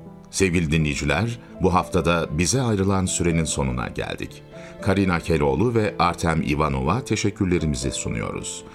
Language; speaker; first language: Turkish; native; Turkish